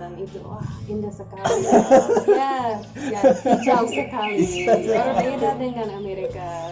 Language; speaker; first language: Indonesian; non-native, learner; English